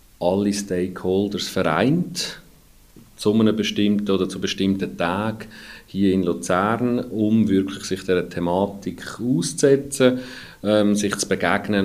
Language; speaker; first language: German; native; German